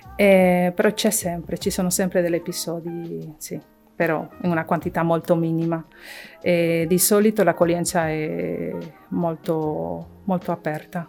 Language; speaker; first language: Italian; non-native, fluent; Spanish